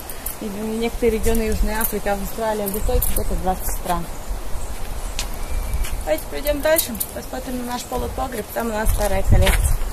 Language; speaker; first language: Russian; non-native, local second language; Romanian